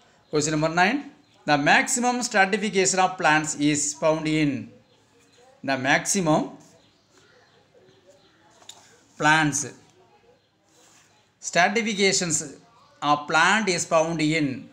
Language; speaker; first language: English; non-native, local second language; Tamil